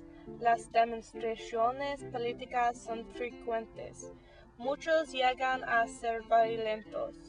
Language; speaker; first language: Spanish; non-native, learner; English